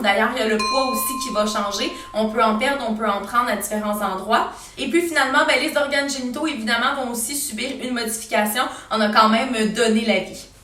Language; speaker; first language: French; native; French